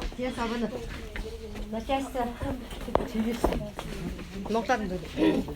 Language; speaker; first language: Russian; non-native, learner; Mongolian